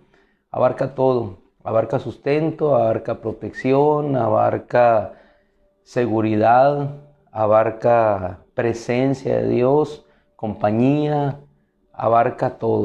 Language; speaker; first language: Spanish; native; Spanish